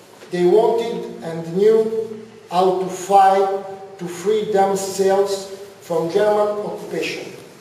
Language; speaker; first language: English; non-native, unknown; Italian